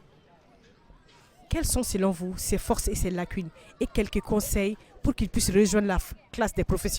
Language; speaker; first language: French; non-native, local second language; Bambara